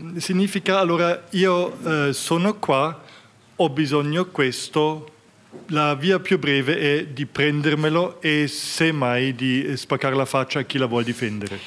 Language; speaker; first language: Italian; non-native, fluent; German